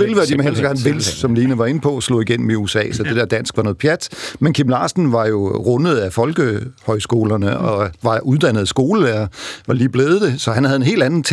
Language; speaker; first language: Danish; native; Danish